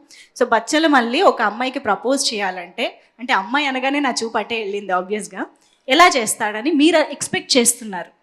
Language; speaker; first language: Telugu; native; Telugu